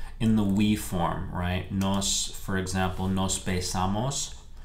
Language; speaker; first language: English; native; English